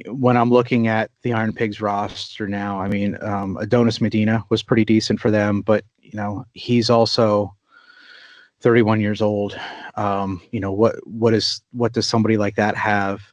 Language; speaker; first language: English; native; English